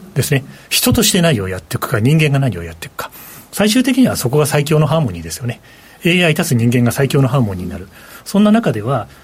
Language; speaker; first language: Japanese; native; Japanese